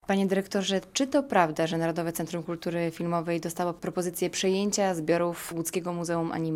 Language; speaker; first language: Polish; native; Polish